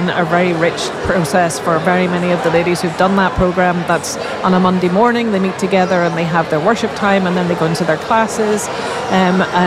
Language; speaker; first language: English; native; English